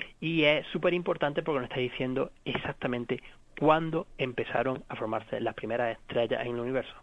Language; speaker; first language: Spanish; native; Spanish